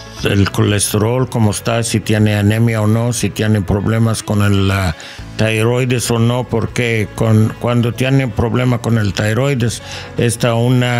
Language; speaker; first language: Spanish; non-native, learner; English